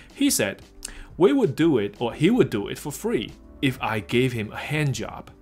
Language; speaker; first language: English; non-native, fluent; Chinese